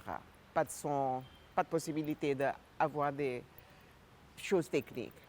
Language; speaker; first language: French; non-native, fluent; Gujarati